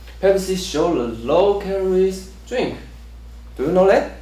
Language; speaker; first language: English; non-native, learner; Chinese